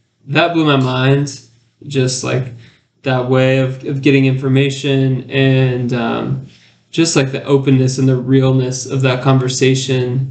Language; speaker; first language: English; native; English